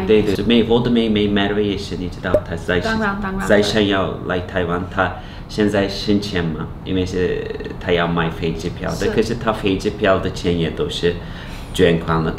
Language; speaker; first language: Chinese; non-native, fluent; Turkish